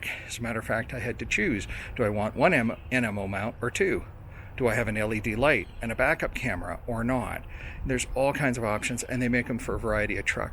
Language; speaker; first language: English; native; English